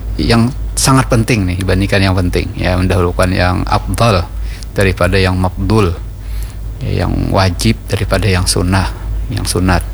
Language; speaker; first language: Malay; non-native, local second language; Banjar